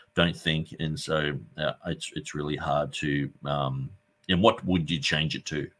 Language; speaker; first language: English; native; English